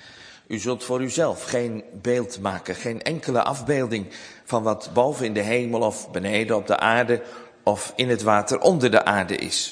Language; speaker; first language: Dutch; native; Dutch